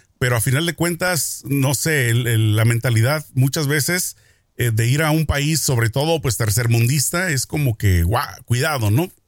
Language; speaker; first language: Spanish; native; Spanish